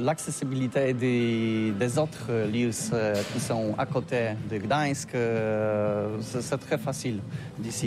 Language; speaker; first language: French; non-native, learner; Polish